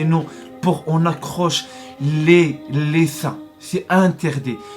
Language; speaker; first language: French; non-native, learner; Arabic